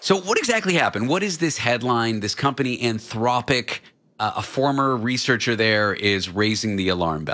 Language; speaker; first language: English; native; English